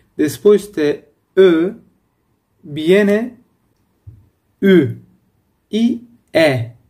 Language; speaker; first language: Spanish; non-native, fluent; Turkish